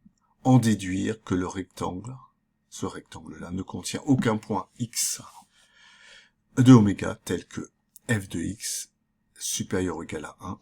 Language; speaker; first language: French; native; French